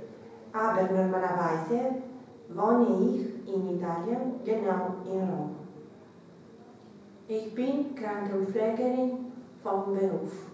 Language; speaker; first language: German; non-native, learner; Romanian